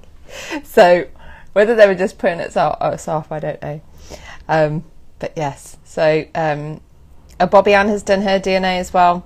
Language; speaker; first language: English; native; English